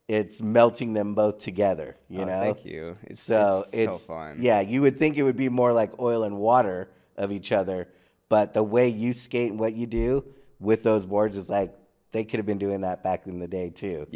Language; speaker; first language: English; native; English